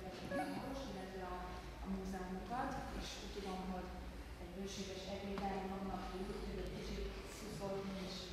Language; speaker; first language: Hungarian; native; Hungarian